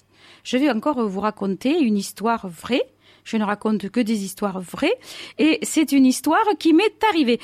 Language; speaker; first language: French; native; French